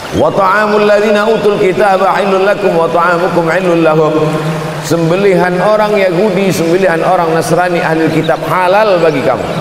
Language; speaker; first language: Malay; native; Malay